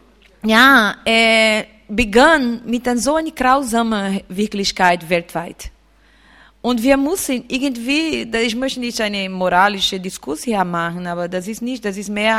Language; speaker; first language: German; non-native, fluent; Portuguese